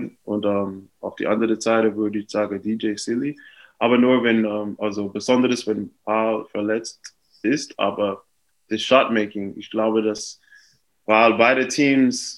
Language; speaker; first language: German; non-native, fluent; English